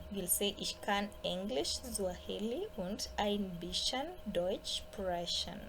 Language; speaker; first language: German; non-native, fluent; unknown